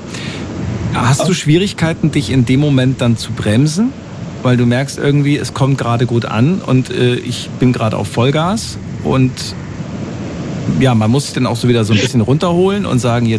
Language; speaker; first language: German; native; German